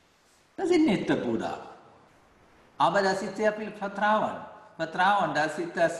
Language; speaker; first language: German; non-native, fluent; Sinhala